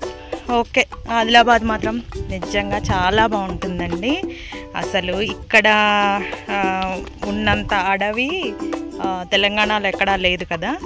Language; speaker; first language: Telugu; native; Telugu